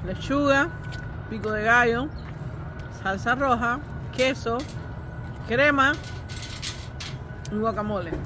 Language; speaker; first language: Spanish; non-native, learner; English